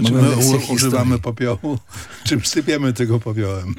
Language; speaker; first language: Polish; native; Polish